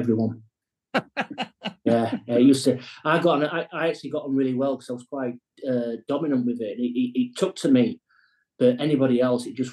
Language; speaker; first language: English; native; English